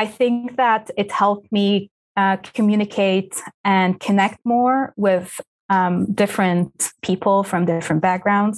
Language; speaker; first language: English; non-native, fluent; Arabic